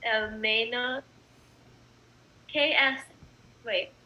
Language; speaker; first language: Spanish; non-native, learner; English